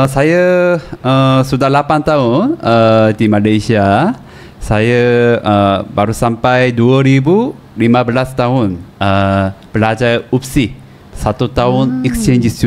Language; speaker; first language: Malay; non-native, learner; Korean